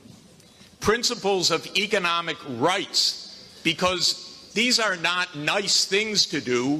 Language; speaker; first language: English; native; English